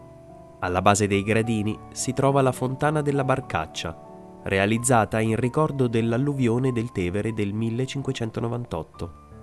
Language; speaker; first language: Italian; native; Italian